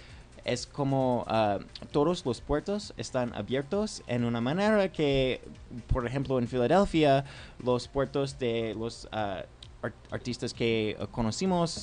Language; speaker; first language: Spanish; non-native, learner; English